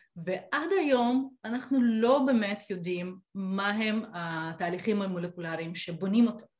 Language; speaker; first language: Hebrew; native; Hebrew